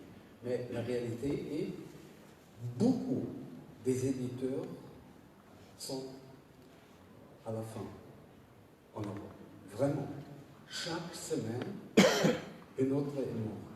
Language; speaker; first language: French; non-native, learner; German